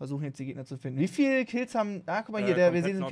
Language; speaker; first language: German; native; German